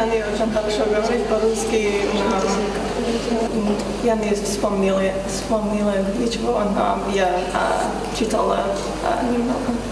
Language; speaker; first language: Russian; non-native, learner; English